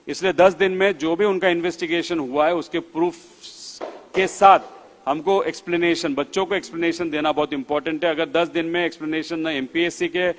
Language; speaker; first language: Hindi; non-native, local second language; Marathi